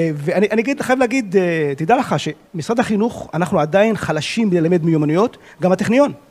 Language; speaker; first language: Hebrew; non-native, local second language; Arabic